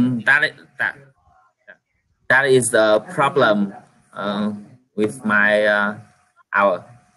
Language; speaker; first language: English; non-native, learner; Vietnamese